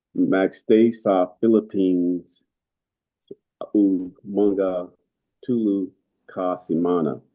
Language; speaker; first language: Cebuano; non-native, learner; English